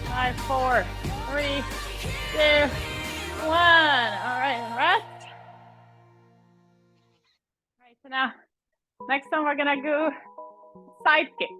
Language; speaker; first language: English; native; English